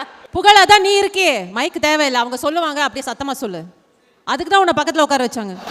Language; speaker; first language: Tamil; native; Tamil